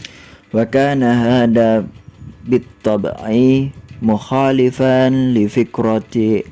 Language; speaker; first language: Arabic; non-native, learner; Indonesian